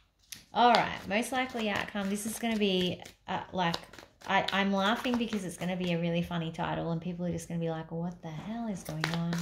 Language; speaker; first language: English; native; English